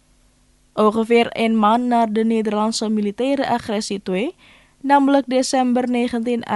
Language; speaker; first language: Dutch; non-native, fluent; Indonesian